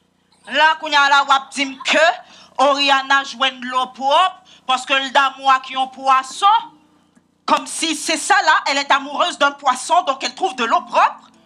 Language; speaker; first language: French; non-native, local second language; Haitian Creole